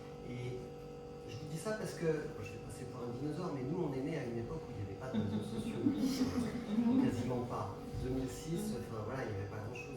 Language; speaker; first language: French; native; French